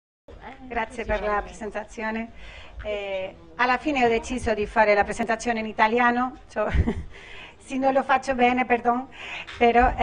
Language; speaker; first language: Italian; non-native, learner; Spanish